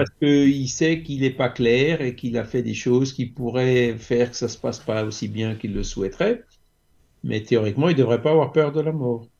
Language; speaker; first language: French; native; French